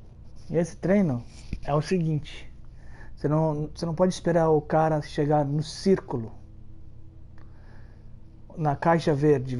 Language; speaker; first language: Portuguese; early bilingual, heritage; Portuguese